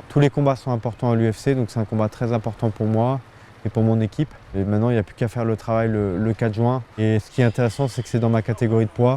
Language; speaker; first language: French; native; French